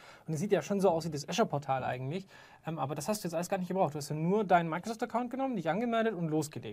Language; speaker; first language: German; native; German